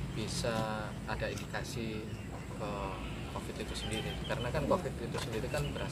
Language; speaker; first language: Indonesian; native; Indonesian